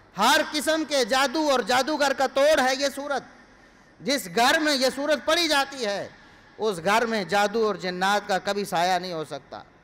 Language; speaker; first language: Urdu; non-native, local second language; Punjabi